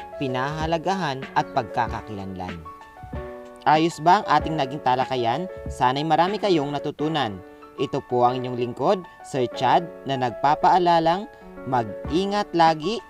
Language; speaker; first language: Filipino; non-native, local second language; Bikol